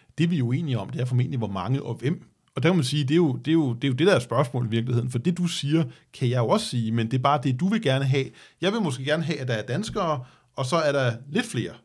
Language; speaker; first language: Danish; native; Danish